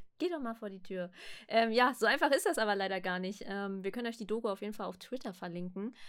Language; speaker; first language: German; native; German